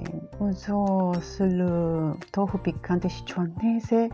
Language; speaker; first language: Italian; non-native, learner; Japanese